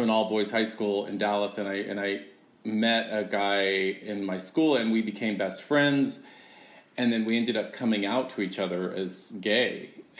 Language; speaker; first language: English; native; English